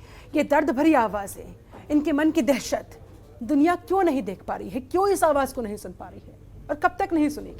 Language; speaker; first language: Hindi; native; Hindi